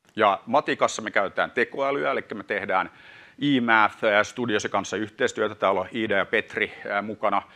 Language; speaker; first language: Finnish; non-native, local second language; Swedish